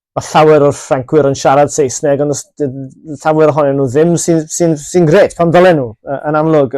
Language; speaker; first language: Welsh; native; Welsh